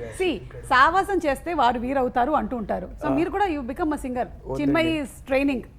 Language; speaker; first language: Telugu; non-native, local second language; Malayalam